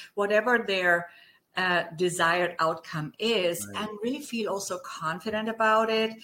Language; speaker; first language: English; non-native, fluent; German